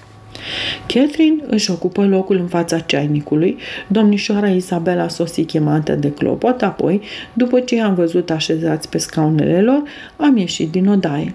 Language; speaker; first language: Romanian; native; Romanian